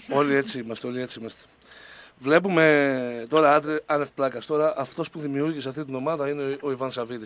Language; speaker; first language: Greek; native; Greek